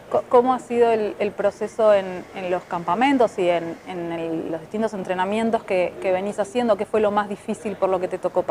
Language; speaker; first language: Spanish; native; Spanish